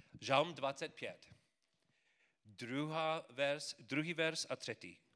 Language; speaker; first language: Czech; non-native, fluent; English